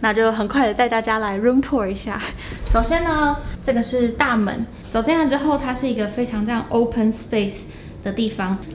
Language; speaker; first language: Chinese; native; Chinese